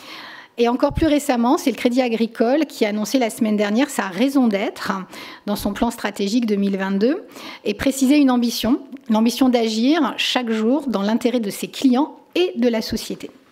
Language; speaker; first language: French; native; French